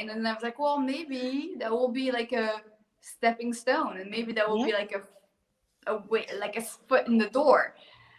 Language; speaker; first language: English; non-native, fluent; French